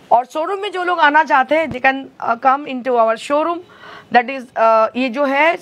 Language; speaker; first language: Hindi; non-native, local second language; Bangla